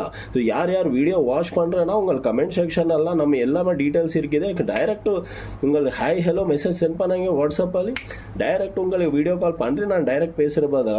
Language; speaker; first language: Tamil; non-native, learner; Kannada